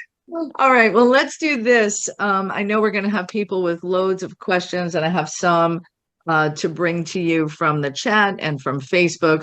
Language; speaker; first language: English; native; English